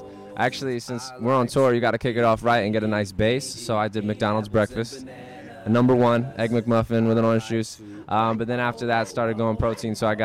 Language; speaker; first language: English; native; English